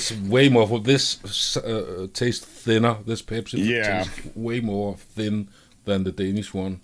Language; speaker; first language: English; non-native, fluent; Danish